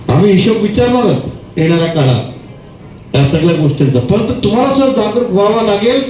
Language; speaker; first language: Marathi; non-native, local second language; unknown